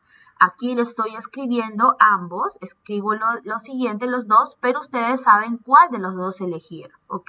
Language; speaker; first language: Spanish; native; Spanish